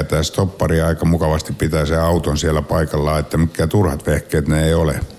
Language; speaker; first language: Finnish; native; Finnish